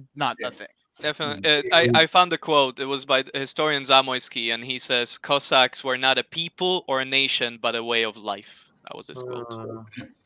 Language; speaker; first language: English; non-native, fluent; Slovak